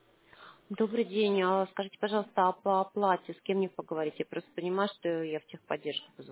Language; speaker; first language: Russian; native; Russian